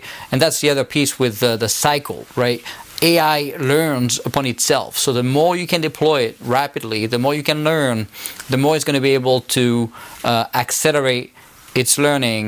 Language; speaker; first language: English; non-native, fluent; French